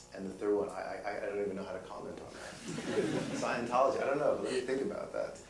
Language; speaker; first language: English; native; English